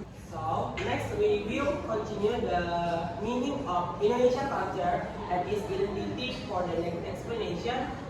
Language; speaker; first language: English; non-native, learner; Indonesian